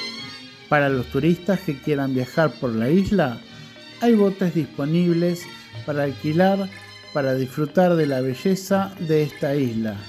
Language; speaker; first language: Spanish; non-native, fluent; Indonesian